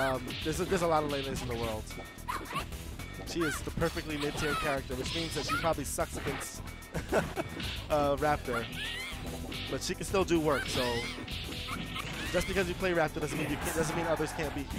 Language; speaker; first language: English; native; English